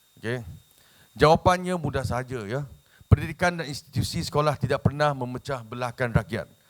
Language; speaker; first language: Malay; non-native, local second language; Chinese